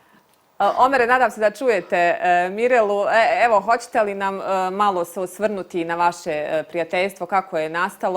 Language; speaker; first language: Bosnian; native; Bosnian